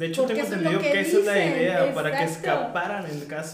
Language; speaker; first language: Spanish; native; Spanish